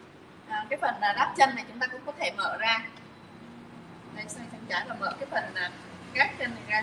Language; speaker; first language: Vietnamese; native; Vietnamese